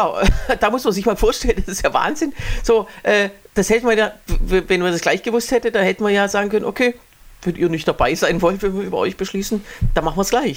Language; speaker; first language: German; native; German